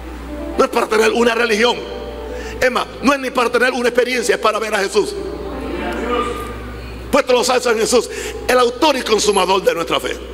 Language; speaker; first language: Spanish; native; Spanish